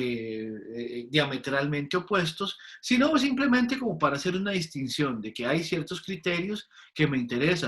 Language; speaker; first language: Spanish; native; Spanish